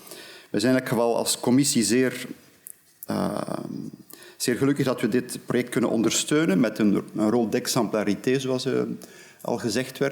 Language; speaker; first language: Dutch; non-native, local second language; French